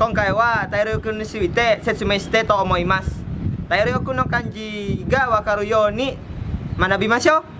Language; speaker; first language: Japanese; non-native, learner; Indonesian